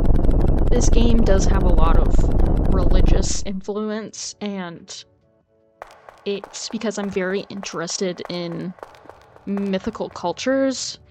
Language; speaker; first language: English; native; English